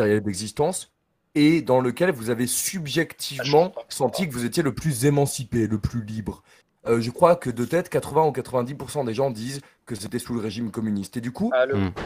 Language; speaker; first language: French; native; French